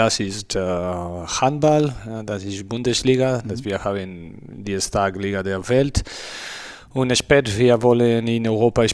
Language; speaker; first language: German; non-native, learner; Spanish